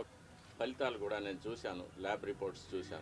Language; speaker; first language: Telugu; native; Telugu